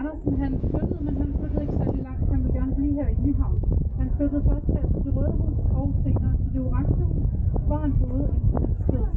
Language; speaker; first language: Danish; native; Danish